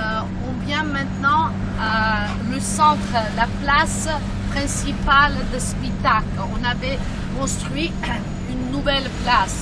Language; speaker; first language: French; non-native, fluent; Armenian